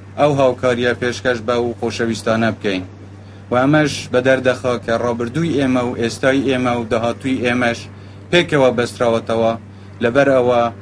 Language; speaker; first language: Central Kurdish; non-native, local second language; Kurdish